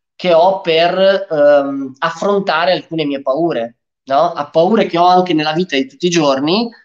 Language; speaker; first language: Italian; early bilingual, other home language; Romanian